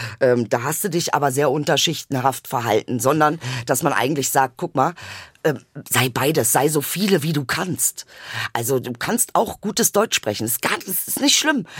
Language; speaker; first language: German; early bilingual, other home language; Turkish